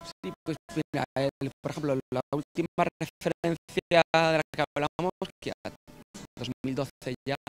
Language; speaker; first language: Spanish; native; Spanish